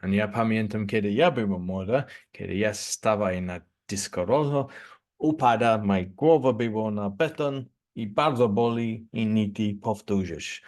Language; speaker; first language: Polish; non-native, learner; English